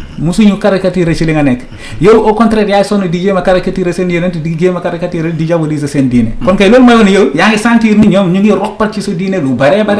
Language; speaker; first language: Wolof; non-native, local second language; Fula